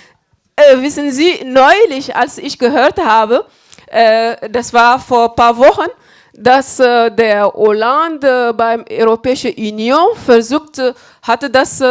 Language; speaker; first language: German; non-native, fluent; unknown